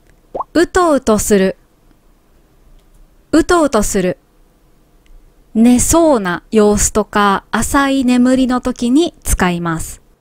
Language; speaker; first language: Japanese; native; Japanese